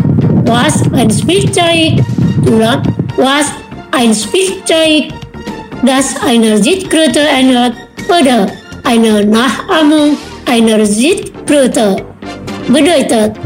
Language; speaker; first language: German; non-native, fluent; Indonesian